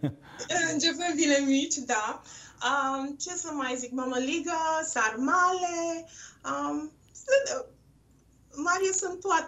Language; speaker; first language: Romanian; non-native, local second language; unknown